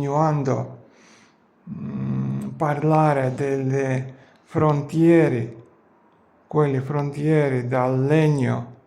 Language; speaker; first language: Italian; non-native, learner; Georgian